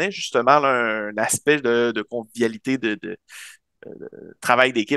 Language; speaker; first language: French; native; French